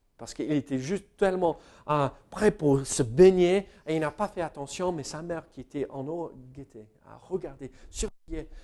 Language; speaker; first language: French; non-native, fluent; English